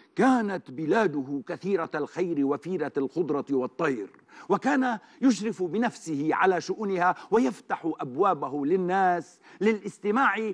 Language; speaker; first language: Arabic; non-native, fluent; Turkish